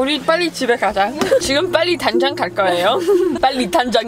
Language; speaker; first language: Korean; early bilingual, heritage; English